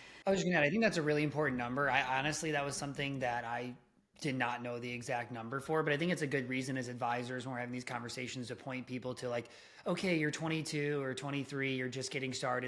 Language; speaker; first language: English; native; English